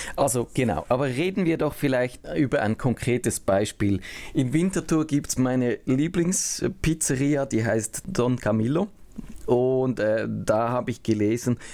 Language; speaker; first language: German; native; German